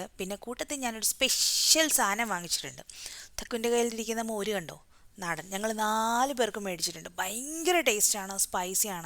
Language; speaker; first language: Malayalam; native; Malayalam